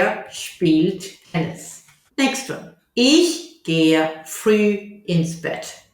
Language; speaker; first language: German; non-native, fluent; English